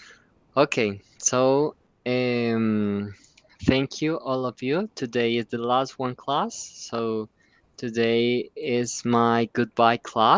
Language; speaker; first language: English; non-native, fluent; Spanish